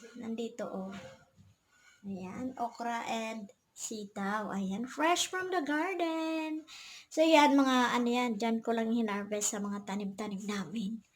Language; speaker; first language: Filipino; non-native, local second language; Bikol